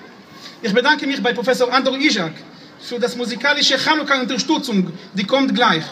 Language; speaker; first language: German; non-native, fluent; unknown